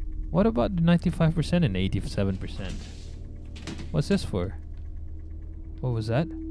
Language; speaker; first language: English; non-native, local second language; Malay